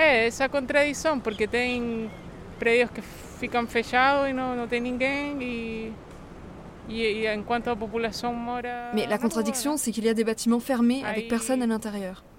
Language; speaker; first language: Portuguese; non-native, fluent; Spanish